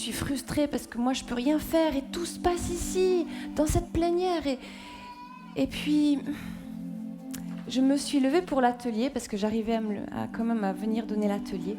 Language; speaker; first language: French; native; French